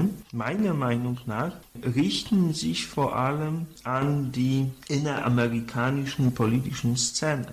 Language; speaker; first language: German; non-native, fluent; Polish